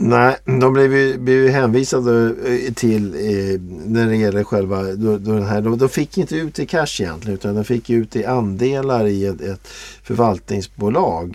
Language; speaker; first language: Swedish; native; Swedish